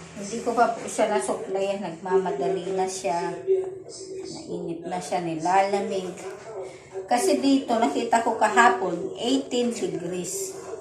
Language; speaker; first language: Filipino; native; Filipino